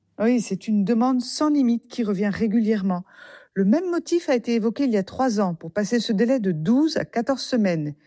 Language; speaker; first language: French; native; French